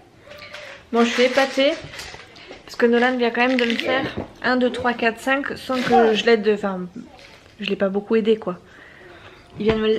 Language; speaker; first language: French; native; French